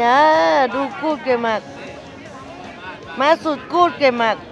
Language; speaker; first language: German; non-native, learner; Thai